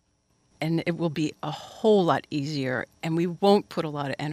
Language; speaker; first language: English; native; English